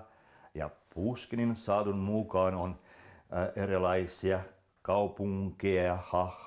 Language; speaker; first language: Finnish; non-native, local second language; Russian